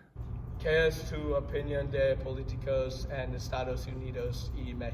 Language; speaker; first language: Spanish; non-native, learner; English